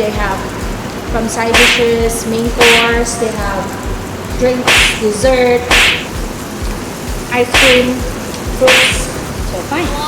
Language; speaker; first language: English; non-native, local second language; Filipino